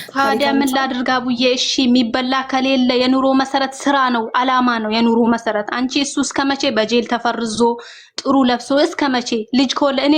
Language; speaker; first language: Amharic; non-native, local second language; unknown